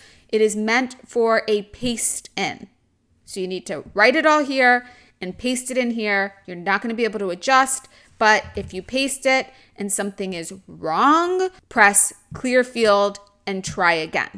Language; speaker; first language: English; native; English